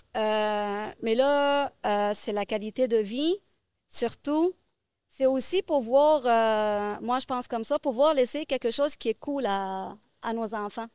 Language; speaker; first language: French; non-native, local second language; Arabic